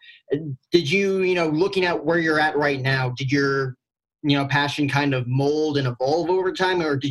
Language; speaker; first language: English; native; English